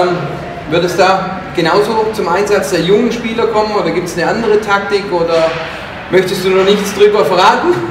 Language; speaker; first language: German; native; German